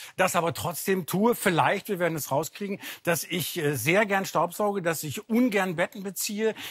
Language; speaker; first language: German; native; German